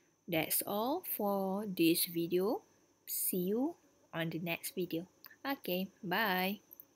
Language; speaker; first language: English; non-native, local second language; Malay